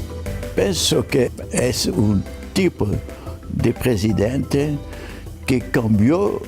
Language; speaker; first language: Spanish; non-native, fluent; French